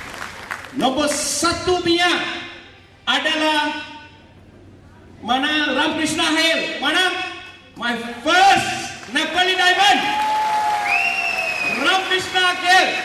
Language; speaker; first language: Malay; non-native, local second language; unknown